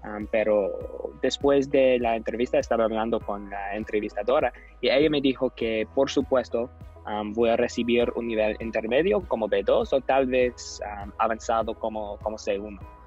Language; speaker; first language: Spanish; non-native, learner; English